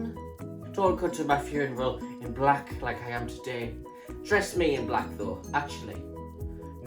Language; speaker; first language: English; native; English